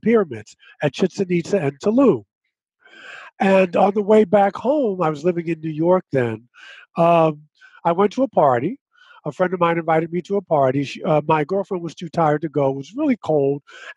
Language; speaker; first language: English; native; English